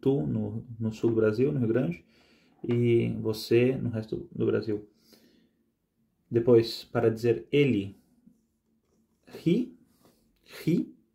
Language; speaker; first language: Portuguese; non-native, fluent; Spanish